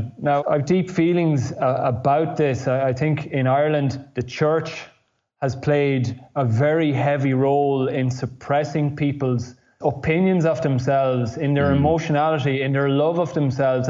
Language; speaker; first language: English; native; English